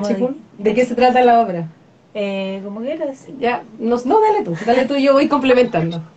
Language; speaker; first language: Spanish; native; Spanish